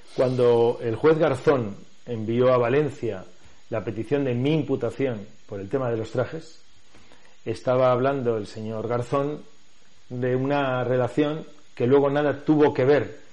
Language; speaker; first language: Spanish; native; Spanish